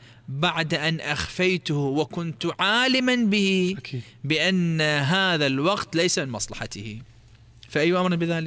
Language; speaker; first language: Arabic; native; Arabic